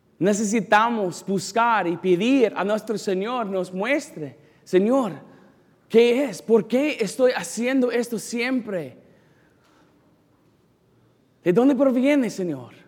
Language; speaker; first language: Spanish; non-native, learner; English